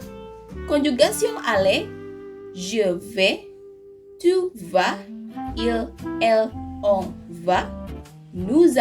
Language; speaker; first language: French; non-native, learner; Indonesian